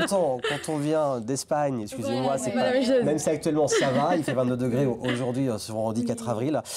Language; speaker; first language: French; native; French